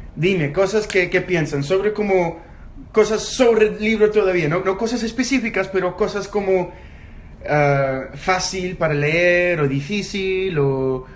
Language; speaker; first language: Spanish; non-native, learner; English